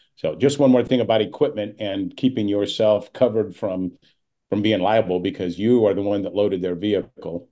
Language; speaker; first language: English; native; English